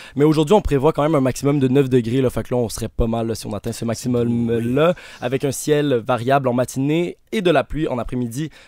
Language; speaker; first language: French; native; French